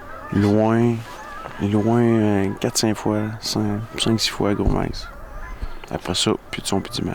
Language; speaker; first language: French; native; French